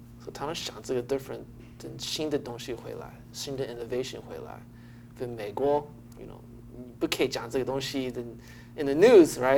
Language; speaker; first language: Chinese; early bilingual, heritage; English